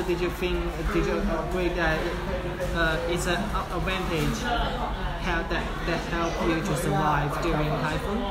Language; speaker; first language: English; non-native, fluent; Cantonese